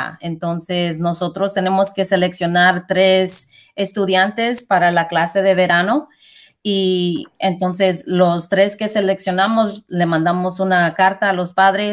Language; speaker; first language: Spanish; early bilingual, heritage; Spanish